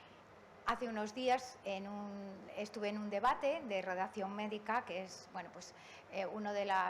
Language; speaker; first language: Spanish; native; Spanish